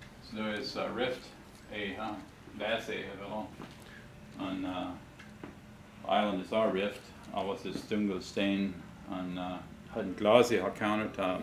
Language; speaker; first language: English; early bilingual, other home language; Pennsylvania German